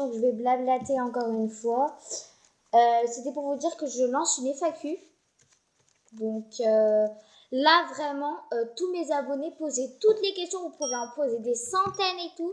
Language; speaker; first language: French; native; French